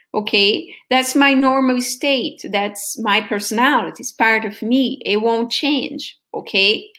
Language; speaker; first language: English; non-native, fluent; Portuguese